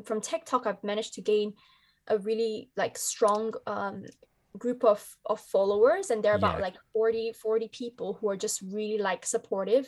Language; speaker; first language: English; native; English